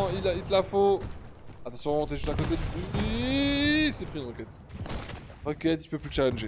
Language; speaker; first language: French; native; French